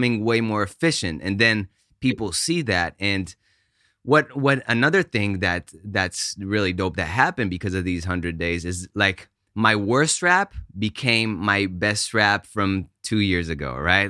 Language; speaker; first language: English; non-native, fluent; Hebrew